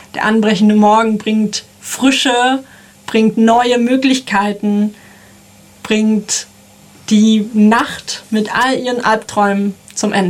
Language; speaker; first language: German; native; German